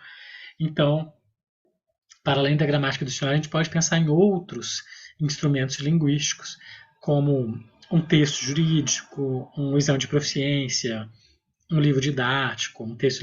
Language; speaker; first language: Portuguese; native; Portuguese